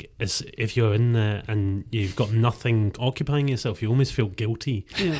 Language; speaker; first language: English; native; English